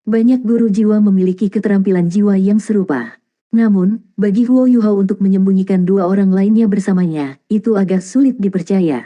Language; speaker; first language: Indonesian; native; Indonesian